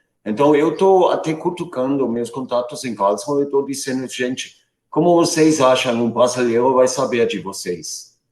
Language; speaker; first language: Portuguese; non-native, fluent; German